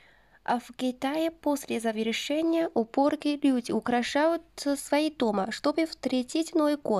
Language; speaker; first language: Russian; non-native, learner; Chinese